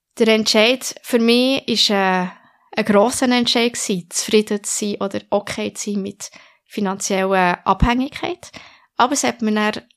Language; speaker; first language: German; non-native, local second language; French